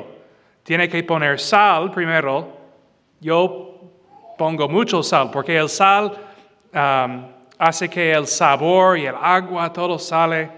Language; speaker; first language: Spanish; non-native, fluent; English